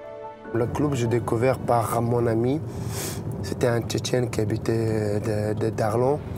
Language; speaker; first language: French; non-native, learner; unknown